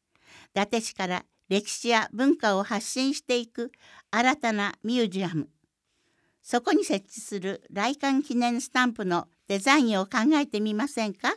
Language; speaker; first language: Japanese; native; Japanese